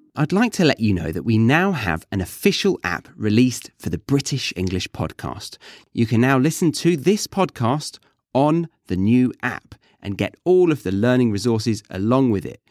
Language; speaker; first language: English; native; English